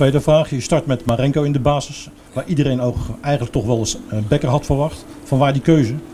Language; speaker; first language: Dutch; native; Dutch